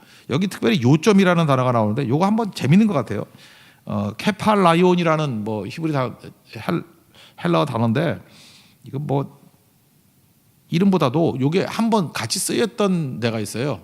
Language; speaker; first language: Korean; native; Korean